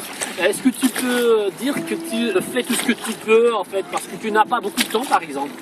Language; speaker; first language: French; non-native, fluent; Russian